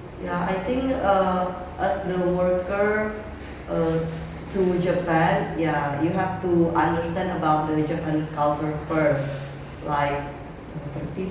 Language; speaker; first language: English; non-native, learner; Indonesian